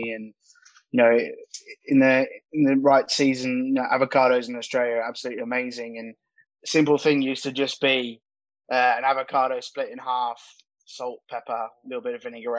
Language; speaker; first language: English; native; English